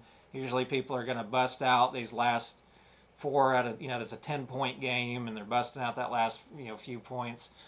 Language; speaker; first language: English; native; English